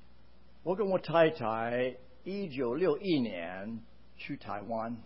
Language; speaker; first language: Chinese; non-native, fluent; English